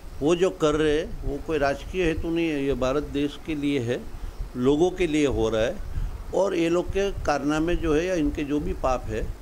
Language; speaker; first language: Hindi; non-native, local second language; Gujarati